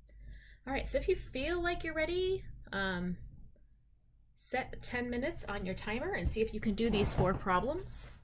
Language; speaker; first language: English; native; English